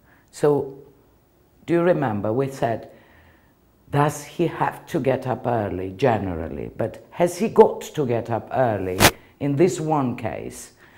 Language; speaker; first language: English; non-native, fluent; Georgian